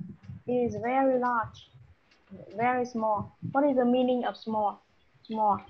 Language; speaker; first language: English; non-native, fluent; Vietnamese